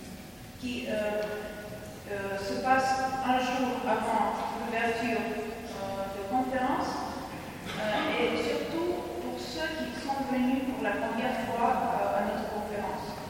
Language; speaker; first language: French; non-native, fluent; Russian